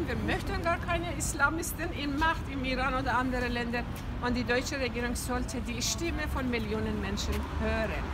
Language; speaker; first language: German; non-native, fluent; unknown